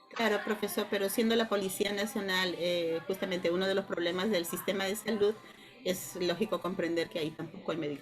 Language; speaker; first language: Spanish; native; Spanish